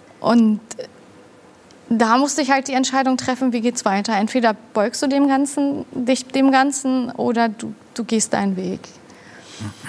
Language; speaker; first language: German; early bilingual, other home language; Turkish